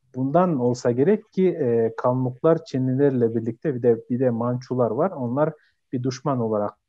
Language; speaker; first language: Turkish; non-native, fluent; Kyrgyz